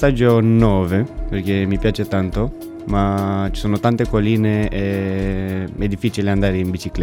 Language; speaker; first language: Italian; non-native, fluent; Romanian